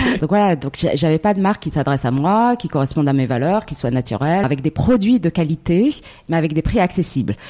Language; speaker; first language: French; non-native, local second language; Arabic